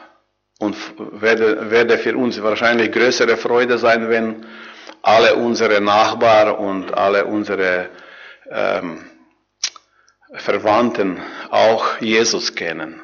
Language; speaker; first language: German; non-native, learner; Croatian